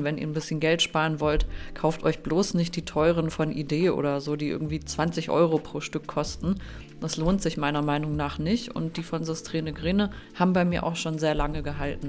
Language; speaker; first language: German; native; German